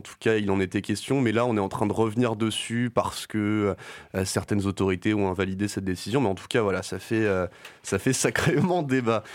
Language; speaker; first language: French; native; French